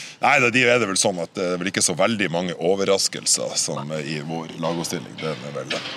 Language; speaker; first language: Norwegian; native; Norwegian